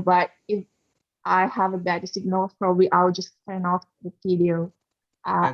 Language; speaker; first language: English; non-native, learner; Indonesian